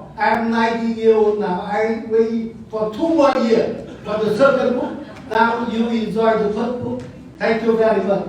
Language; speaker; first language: English; non-native, learner; Vietnamese